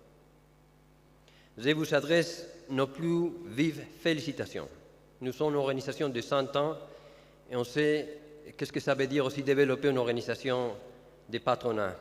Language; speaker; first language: French; non-native, fluent; Spanish